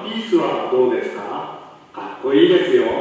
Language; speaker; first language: Japanese; non-native, learner; Indonesian